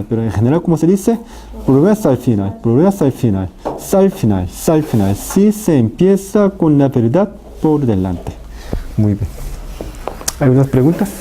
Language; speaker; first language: Spanish; non-native, fluent; Korean